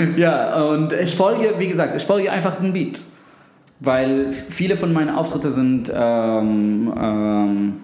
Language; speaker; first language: German; non-native, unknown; Arabic